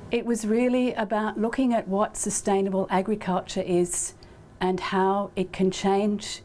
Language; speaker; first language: English; native; English